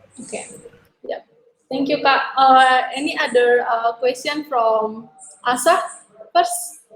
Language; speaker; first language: English; non-native, learner; Indonesian